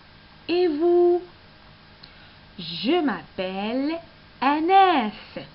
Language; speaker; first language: French; non-native, local second language; Arabic